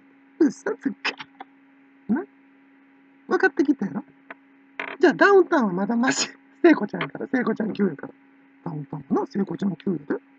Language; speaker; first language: Japanese; native; Japanese